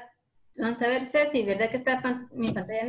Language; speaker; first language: Spanish; native; Spanish